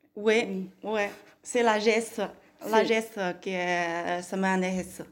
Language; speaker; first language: French; non-native, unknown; Chinese